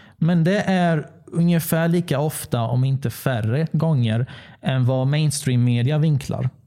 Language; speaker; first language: Swedish; early bilingual, other home language; Bosnian